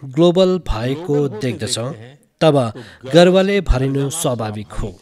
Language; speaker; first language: Nepali; native; Nepali